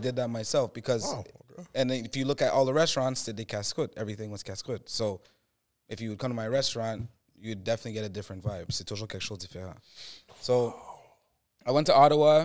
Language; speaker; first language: English; native; English